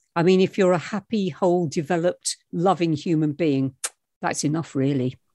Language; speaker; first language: English; native; English